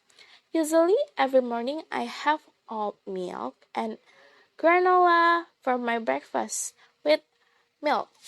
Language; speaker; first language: English; non-native, learner; Indonesian